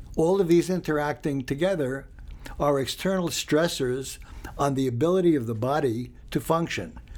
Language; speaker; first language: English; early bilingual, other home language; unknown